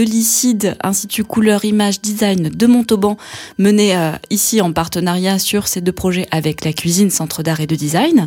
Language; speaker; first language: French; native; French